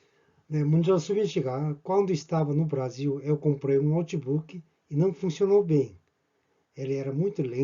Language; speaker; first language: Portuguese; non-native, fluent; Korean